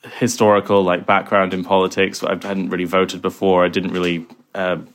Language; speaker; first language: English; native; English